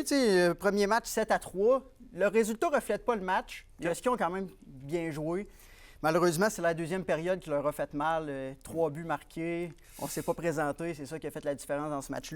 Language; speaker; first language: French; native; French